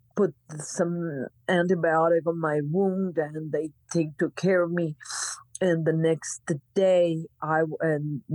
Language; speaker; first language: English; non-native, fluent; Croatian